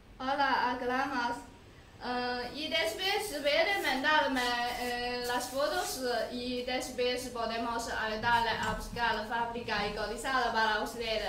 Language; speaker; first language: Spanish; non-native, learner; Chinese